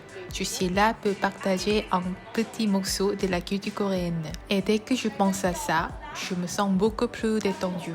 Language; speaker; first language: French; non-native, fluent; Korean